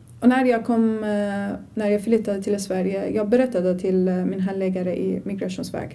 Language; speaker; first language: Swedish; non-native, learner; Persian